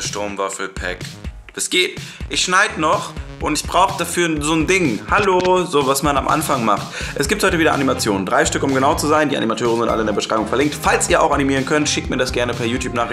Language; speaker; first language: German; native; German